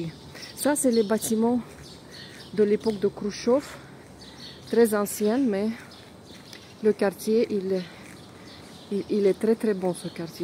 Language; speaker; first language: French; non-native, fluent; Russian